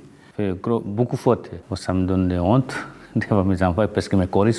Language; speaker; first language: French; non-native, learner; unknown